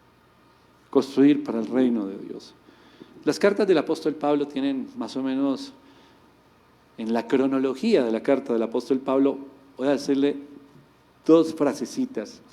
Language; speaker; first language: Spanish; native; Spanish